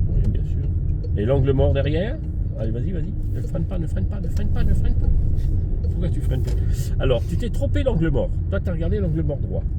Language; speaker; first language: French; native; French